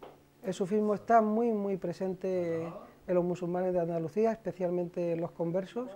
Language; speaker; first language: Spanish; native; Spanish